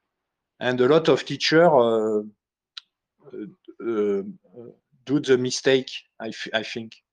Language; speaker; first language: English; non-native, learner; French